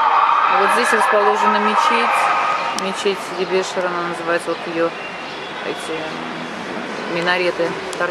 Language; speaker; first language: Russian; native; Russian